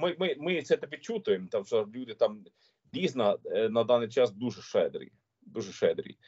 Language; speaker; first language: Ukrainian; non-native, learner; Swedish